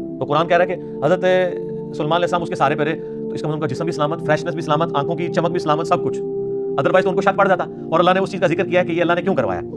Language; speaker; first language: Urdu; non-native, local second language; Punjabi